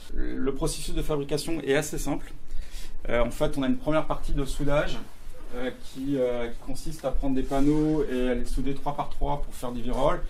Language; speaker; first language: French; native; French